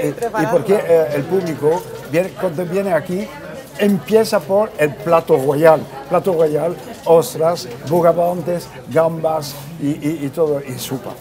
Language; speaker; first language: Spanish; non-native, fluent; French